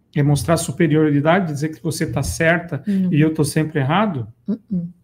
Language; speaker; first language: Portuguese; native; Portuguese